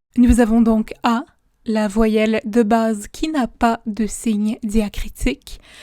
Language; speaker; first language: French; native; French